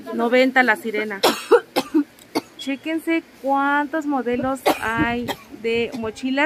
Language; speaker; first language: Spanish; native; Spanish